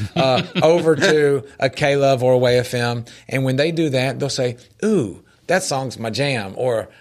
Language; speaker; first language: English; native; English